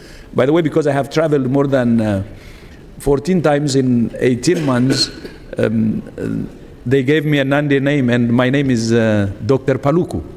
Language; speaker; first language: English; non-native, fluent; Tigrinya